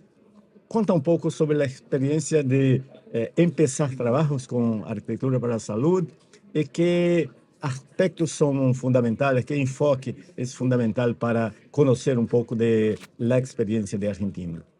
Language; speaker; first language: Spanish; non-native, fluent; Portuguese